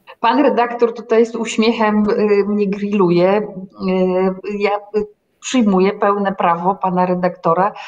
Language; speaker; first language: Polish; native; Polish